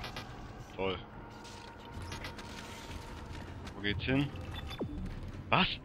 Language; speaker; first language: German; native; German